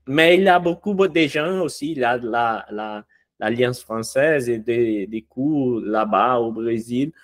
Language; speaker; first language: French; non-native, learner; Portuguese